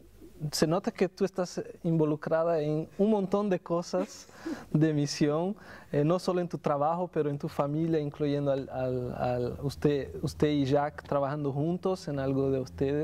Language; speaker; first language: Spanish; non-native, fluent; Portuguese